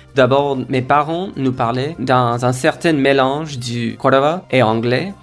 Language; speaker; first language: French; non-native, fluent; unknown